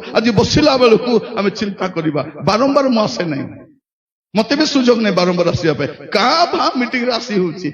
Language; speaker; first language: Odia; non-native, local second language; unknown